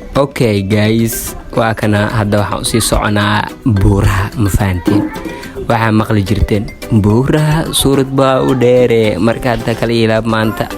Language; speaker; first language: Somali; non-native, local second language; Swahili